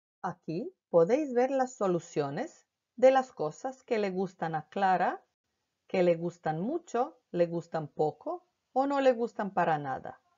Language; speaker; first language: Spanish; non-native, fluent; Croatian